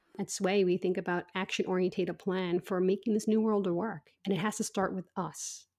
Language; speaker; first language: English; native; English